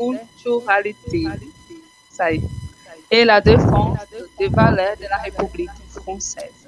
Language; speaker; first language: French; non-native, fluent; Portuguese